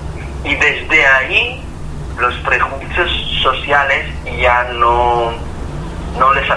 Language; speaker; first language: Spanish; non-native, fluent; Hebrew